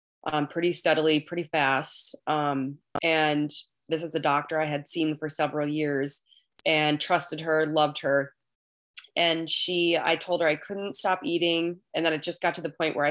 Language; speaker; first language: English; native; English